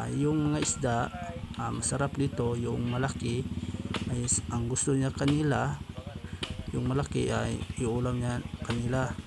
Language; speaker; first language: Filipino; non-native, local second language; Cebuano